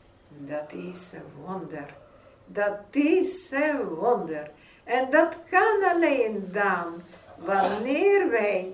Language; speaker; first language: Dutch; non-native, fluent; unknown